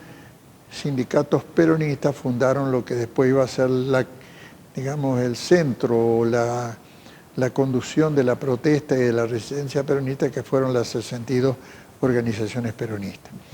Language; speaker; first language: Spanish; native; Spanish